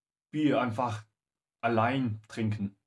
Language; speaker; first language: German; non-native, learner; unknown